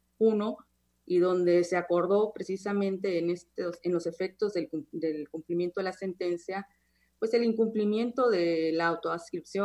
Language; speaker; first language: Spanish; native; Spanish